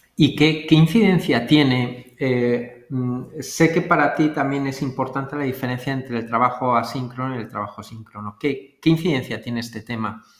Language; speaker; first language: Spanish; native; Spanish